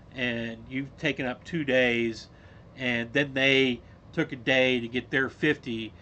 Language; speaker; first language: English; native; English